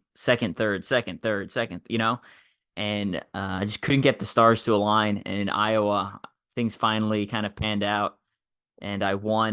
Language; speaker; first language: English; native; English